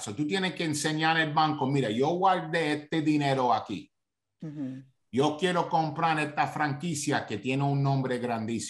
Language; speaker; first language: Spanish; early bilingual, heritage; Spanish